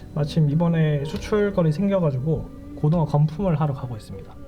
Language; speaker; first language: Korean; native; Korean